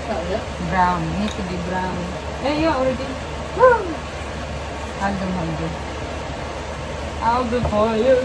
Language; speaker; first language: English; non-native, learner; Indonesian